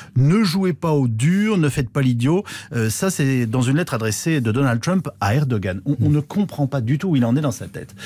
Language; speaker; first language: French; native; French